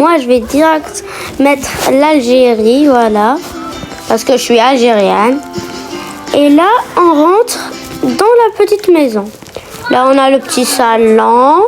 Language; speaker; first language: French; native; French